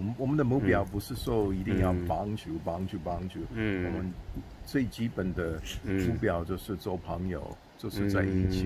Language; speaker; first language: Chinese; non-native, fluent; English